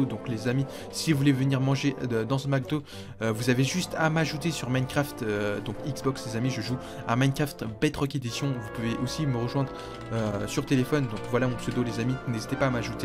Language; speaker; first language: French; native; French